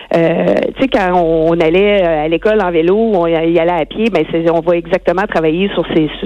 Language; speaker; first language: French; native; French